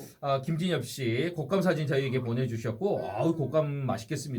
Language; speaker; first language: Korean; native; Korean